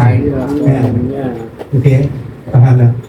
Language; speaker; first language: Indonesian; non-native, learner; Thai